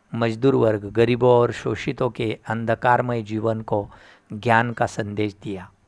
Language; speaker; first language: Hindi; non-native, local second language; Marathi